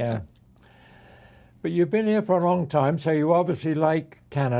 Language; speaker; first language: English; native; English